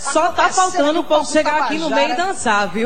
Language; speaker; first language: Portuguese; native; Portuguese